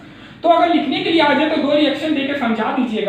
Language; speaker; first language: Hindi; native; Hindi